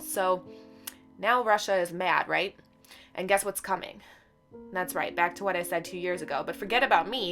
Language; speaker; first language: English; native; English